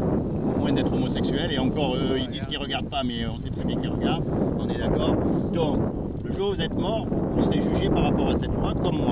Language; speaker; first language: French; native; French